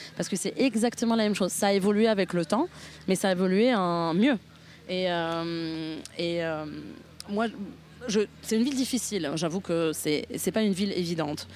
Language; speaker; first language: French; non-native, fluent; Italian